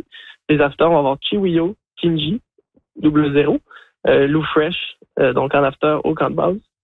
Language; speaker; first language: French; native; French